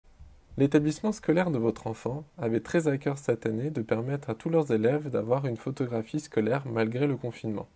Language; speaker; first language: French; native; French